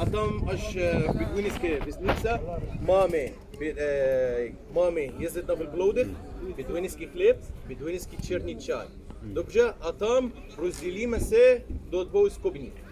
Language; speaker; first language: Czech; non-native, learner; Arabic